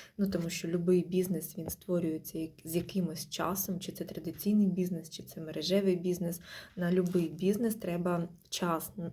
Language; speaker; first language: Ukrainian; non-native, local second language; Russian